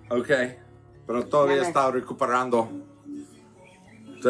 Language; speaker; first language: Spanish; non-native, fluent; English